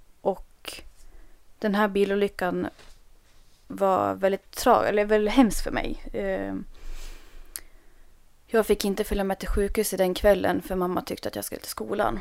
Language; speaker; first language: Swedish; native; Swedish